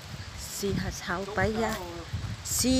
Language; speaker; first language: German; non-native, learner; Thai